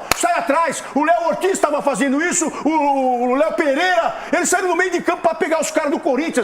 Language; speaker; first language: Portuguese; native; Portuguese